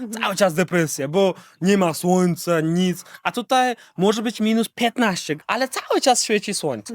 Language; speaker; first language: Polish; non-native, fluent; Uzbek